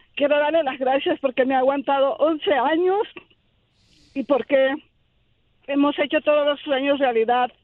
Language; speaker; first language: Spanish; native; Spanish